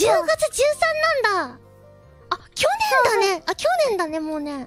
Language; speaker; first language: Japanese; native; Japanese